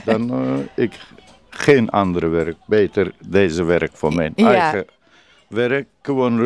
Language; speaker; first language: Dutch; non-native, learner; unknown